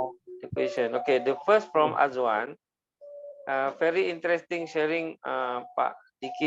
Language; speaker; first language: English; non-native, learner; Malay